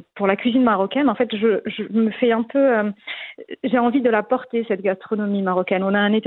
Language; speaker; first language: French; non-native, local second language; Arabic